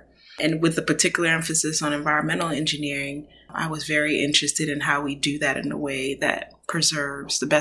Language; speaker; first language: English; early bilingual, other home language; Akan